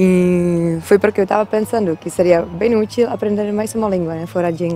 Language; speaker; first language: Portuguese; non-native, fluent; Czech